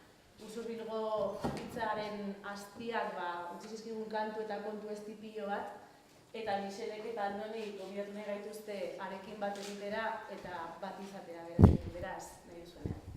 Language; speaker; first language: Basque; native; Basque